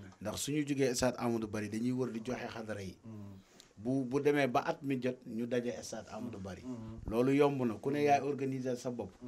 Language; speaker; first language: Wolof; native; Wolof